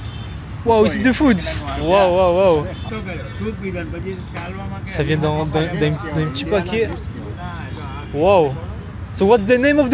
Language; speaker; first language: English; non-native, learner; French